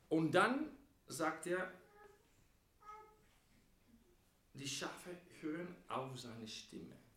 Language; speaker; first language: German; non-native, fluent; English